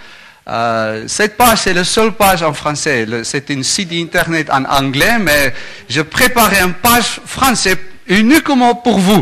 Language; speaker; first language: French; non-native, learner; Afrikaans